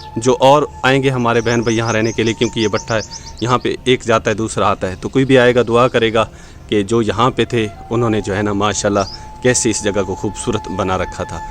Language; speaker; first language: Urdu; non-native, local second language; Punjabi